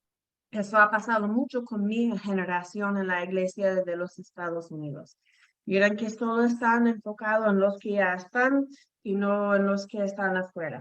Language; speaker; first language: Spanish; non-native, fluent; English